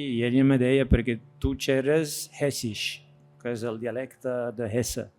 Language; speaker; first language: Catalan; non-native, fluent; French